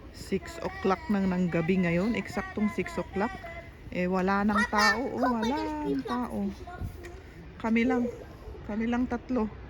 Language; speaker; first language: Filipino; non-native, local second language; Iloko